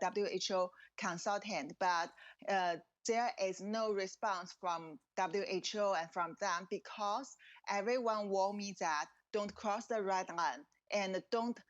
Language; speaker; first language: English; non-native, fluent; Chinese